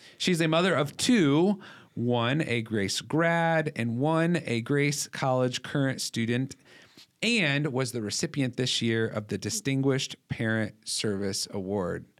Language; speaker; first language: English; native; English